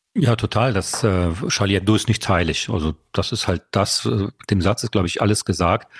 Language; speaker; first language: German; early bilingual, other home language; French